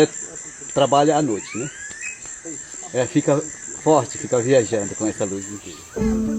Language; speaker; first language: Portuguese; non-native, local second language; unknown